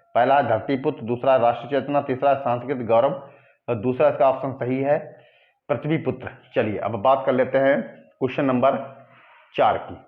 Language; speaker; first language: Hindi; native; Hindi